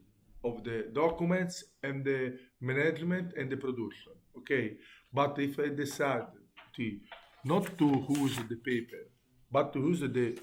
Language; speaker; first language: English; non-native, learner; Italian